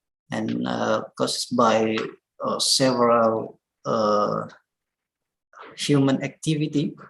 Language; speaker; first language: English; non-native, learner; Indonesian